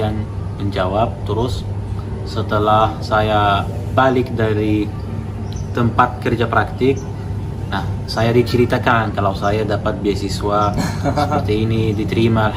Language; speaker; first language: Indonesian; non-native, fluent; Arabic